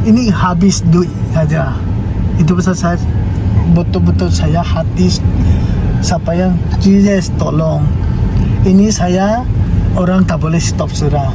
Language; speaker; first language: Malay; non-native, learner; Tedim Chin